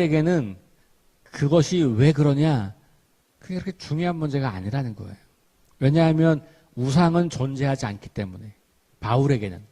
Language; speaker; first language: Korean; native; Korean